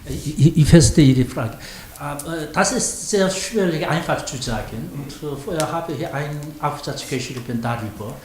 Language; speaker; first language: German; non-native, fluent; Korean